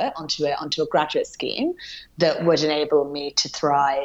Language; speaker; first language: English; native; English